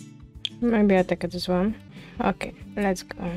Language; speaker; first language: English; non-native, learner; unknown